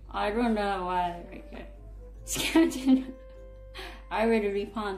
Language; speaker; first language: English; non-native, learner; Japanese